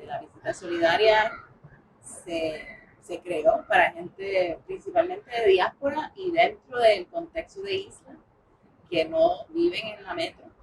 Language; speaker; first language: Spanish; early bilingual, heritage; English